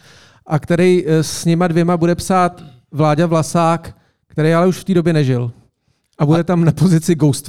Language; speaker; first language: Czech; native; Czech